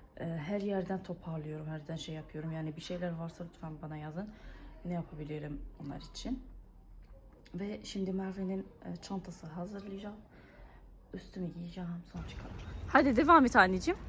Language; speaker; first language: Turkish; non-native, fluent; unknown